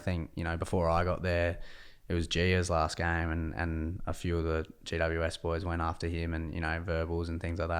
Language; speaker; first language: English; native; English